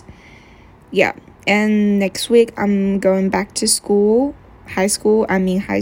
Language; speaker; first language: English; non-native, fluent; Chinese